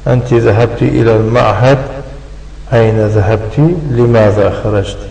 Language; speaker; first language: Arabic; non-native, fluent; Tajik